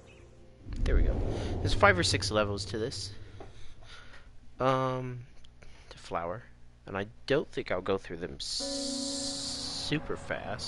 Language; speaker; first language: English; native; English